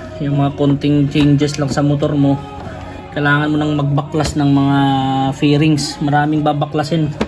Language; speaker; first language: Filipino; non-native, local second language; Cebuano